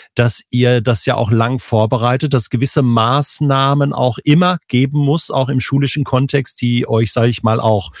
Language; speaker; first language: German; native; German